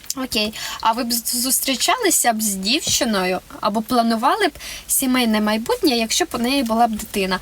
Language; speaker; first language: Ukrainian; non-native, local second language; Russian